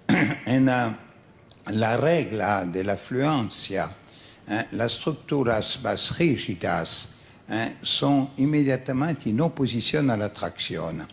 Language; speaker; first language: Spanish; non-native, fluent; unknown